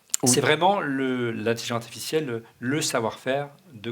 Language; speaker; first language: French; native; French